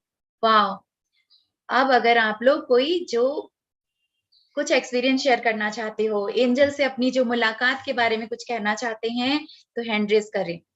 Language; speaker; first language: Hindi; native; Hindi